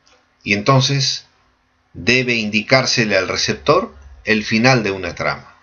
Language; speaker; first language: Spanish; native; Spanish